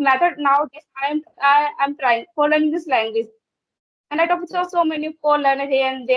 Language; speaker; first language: English; non-native, learner; Hindi